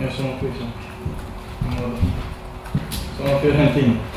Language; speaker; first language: Italian; non-native, learner; Serbian